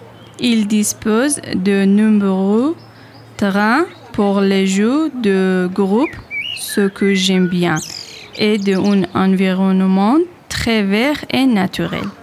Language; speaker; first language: French; non-native, learner; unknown